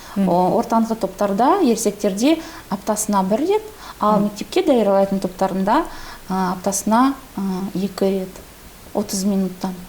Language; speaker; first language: Kazakh; non-native, local second language; Russian